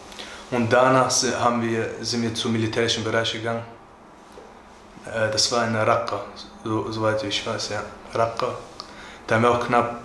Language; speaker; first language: German; early bilingual, other home language; Turkish